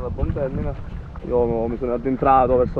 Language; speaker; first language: Italian; native; Italian